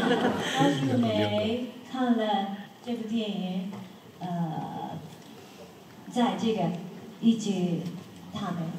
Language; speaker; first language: Chinese; non-native, learner; Japanese